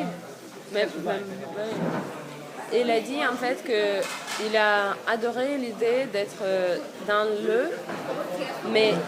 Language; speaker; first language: French; non-native, fluent; Russian